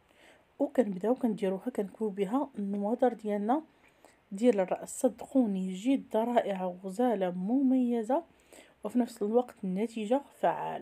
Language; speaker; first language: Arabic; native; Arabic